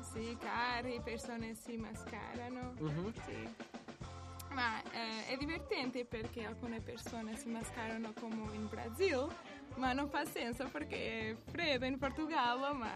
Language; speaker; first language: Italian; non-native, learner; Portuguese